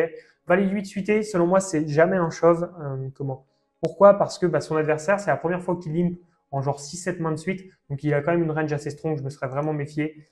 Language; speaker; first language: French; native; French